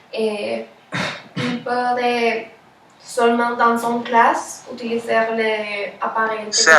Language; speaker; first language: French; non-native, learner; Spanish